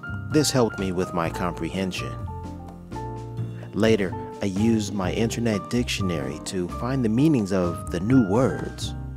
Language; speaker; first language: English; native; English